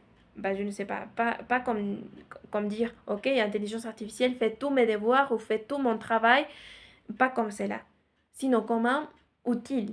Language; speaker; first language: French; non-native, learner; Spanish